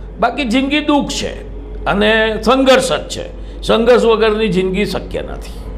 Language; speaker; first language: Gujarati; native; Gujarati